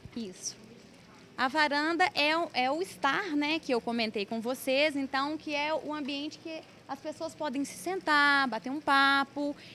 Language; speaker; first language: Portuguese; native; Portuguese